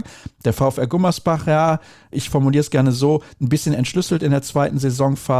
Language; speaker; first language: German; native; German